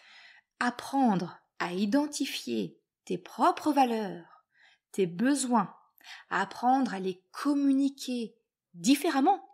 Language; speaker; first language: French; native; French